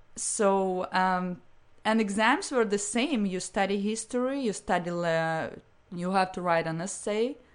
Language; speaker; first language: English; non-native, fluent; Russian